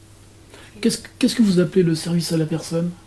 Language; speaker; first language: French; native; French